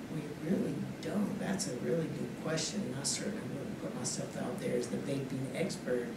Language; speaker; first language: English; native; English